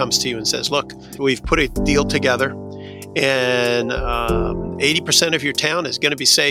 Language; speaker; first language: English; native; English